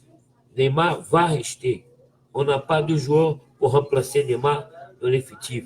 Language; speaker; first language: French; non-native, fluent; Portuguese